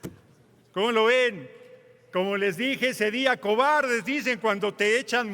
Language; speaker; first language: Spanish; native; Spanish